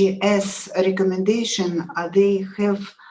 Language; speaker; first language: English; non-native, learner; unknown